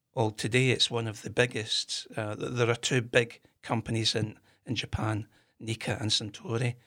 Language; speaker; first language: English; native; English